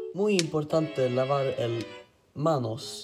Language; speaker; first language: Spanish; non-native, learner; Swedish